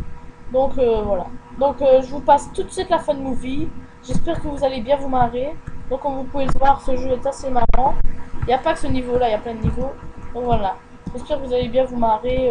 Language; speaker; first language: French; native; French